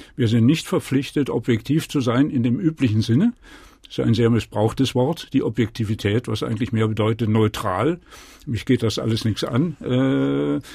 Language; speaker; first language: German; native; German